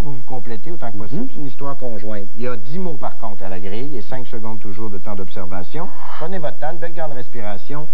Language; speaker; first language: French; native; French